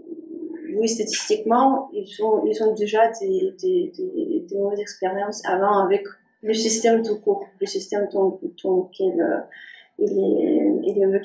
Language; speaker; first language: French; non-native, fluent; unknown